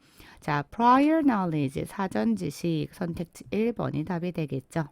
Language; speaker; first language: Korean; native; Korean